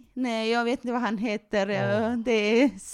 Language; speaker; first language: Swedish; non-native, fluent; Tigrinya